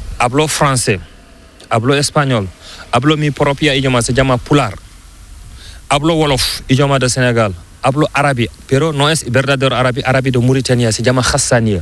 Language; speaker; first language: Spanish; non-native, learner; Fula